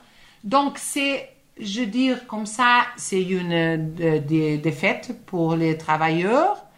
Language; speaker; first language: French; non-native, fluent; Portuguese